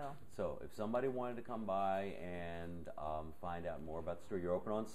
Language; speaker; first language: English; native; English